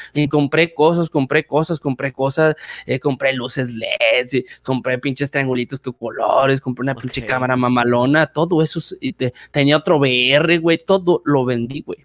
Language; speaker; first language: Spanish; native; Spanish